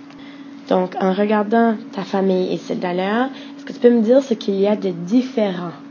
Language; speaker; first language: French; native; French